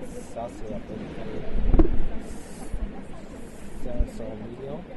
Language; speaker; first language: French; non-native, fluent; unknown